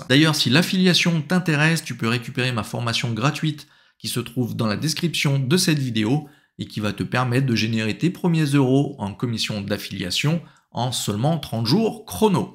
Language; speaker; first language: French; native; French